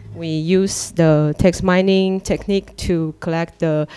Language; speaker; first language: English; non-native, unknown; Chinese